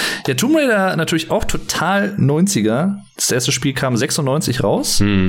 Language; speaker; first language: German; native; German